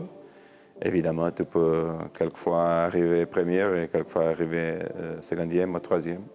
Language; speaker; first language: French; non-native, learner; Portuguese